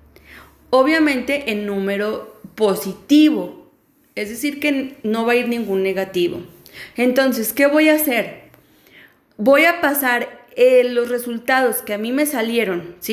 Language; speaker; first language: Spanish; native; Spanish